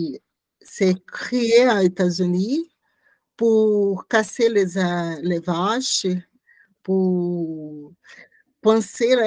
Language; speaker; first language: French; non-native, learner; Portuguese